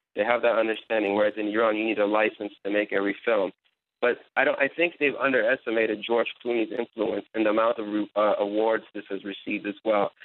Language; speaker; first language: English; native; English